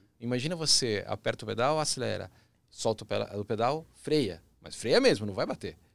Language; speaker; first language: Portuguese; early bilingual, other home language; Spanish